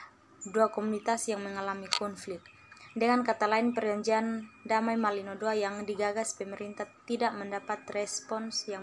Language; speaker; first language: Indonesian; native; Indonesian